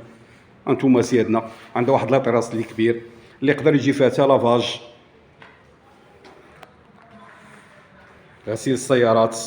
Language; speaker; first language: Arabic; native; Arabic